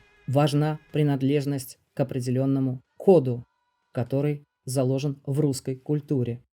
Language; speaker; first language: Russian; native; Russian